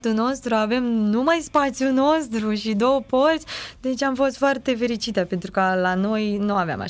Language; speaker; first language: Romanian; non-native, fluent; Ukrainian